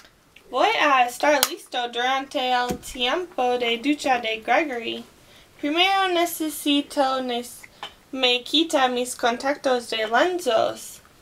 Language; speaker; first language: Spanish; non-native, learner; English